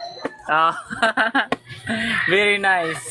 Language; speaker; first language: English; non-native, local second language; Filipino